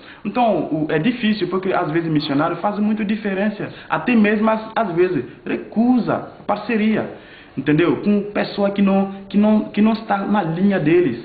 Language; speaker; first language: Portuguese; non-native, fluent; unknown